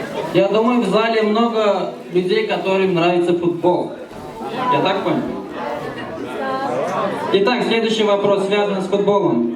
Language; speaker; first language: Russian; non-native, fluent; Turkmen